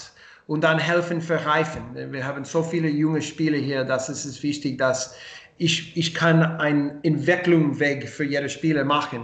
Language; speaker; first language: German; non-native, learner; English